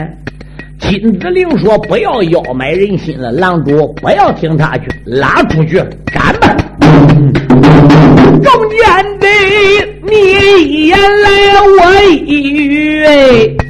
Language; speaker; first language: Chinese; native; Chinese